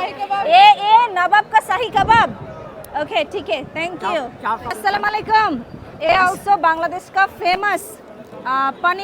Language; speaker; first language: Hindi; non-native, learner; Bangla